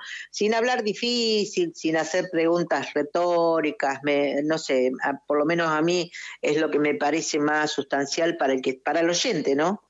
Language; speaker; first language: Spanish; native; Spanish